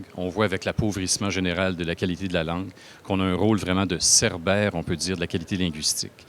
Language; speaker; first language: French; native; French